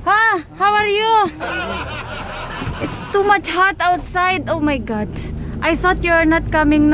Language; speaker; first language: English; non-native, local second language; Filipino